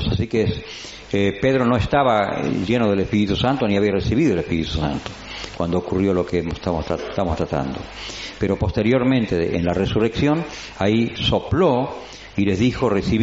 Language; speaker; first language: Spanish; native; Spanish